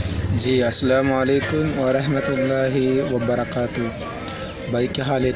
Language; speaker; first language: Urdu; non-native, learner; Swahili